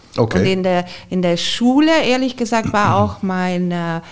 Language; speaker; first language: German; non-native, fluent; Hungarian